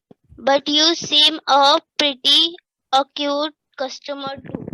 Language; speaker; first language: English; non-native, learner; Hindi